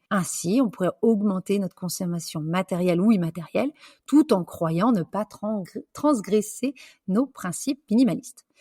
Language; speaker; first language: French; native; French